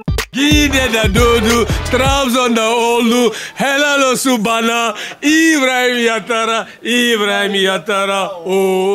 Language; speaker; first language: Turkish; non-native, learner; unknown